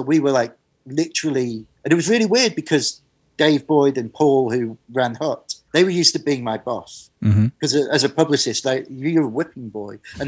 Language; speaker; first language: English; native; English